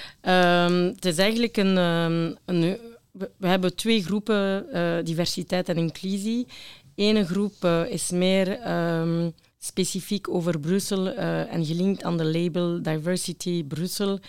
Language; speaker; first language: Dutch; non-native, local second language; French